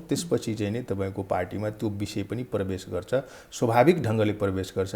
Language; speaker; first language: Nepali; non-native, local second language; Maithili